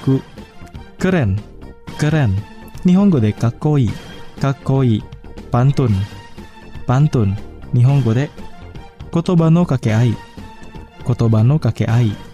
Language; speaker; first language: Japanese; non-native, fluent; Indonesian